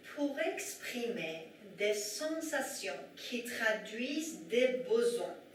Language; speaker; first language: French; non-native, fluent; Persian